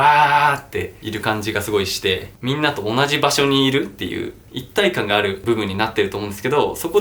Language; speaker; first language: Japanese; native; Japanese